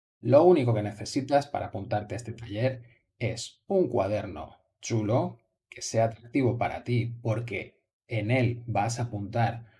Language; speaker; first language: Spanish; native; Spanish